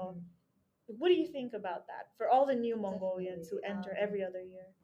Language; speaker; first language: English; non-native, local second language; Nepali